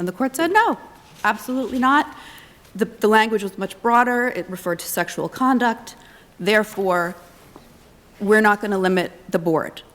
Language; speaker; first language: English; native; English